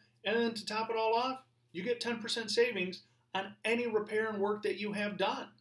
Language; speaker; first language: English; native; English